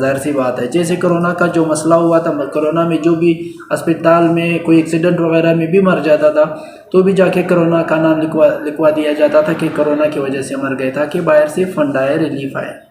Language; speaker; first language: Urdu; non-native, local second language; Pashto